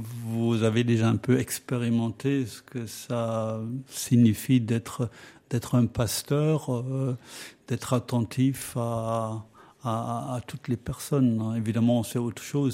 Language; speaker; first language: French; non-native, fluent; German